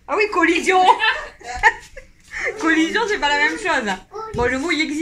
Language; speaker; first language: French; native; French